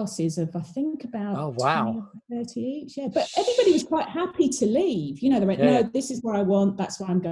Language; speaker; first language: English; native; English